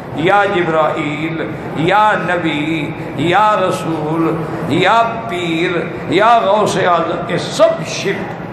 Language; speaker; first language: Urdu; native; Urdu